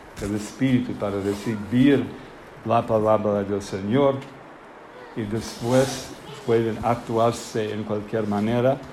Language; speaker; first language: Spanish; non-native, fluent; English